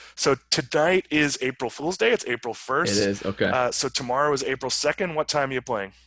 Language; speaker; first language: English; native; English